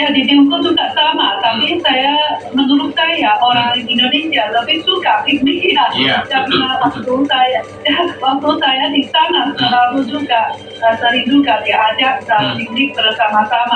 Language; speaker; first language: Indonesian; non-native, fluent; Chinese